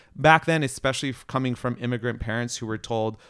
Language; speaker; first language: English; native; English